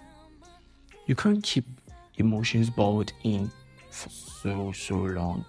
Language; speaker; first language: English; non-native, local second language; Akan